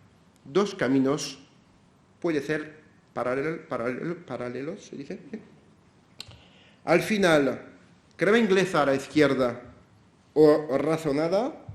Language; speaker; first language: Spanish; non-native, fluent; French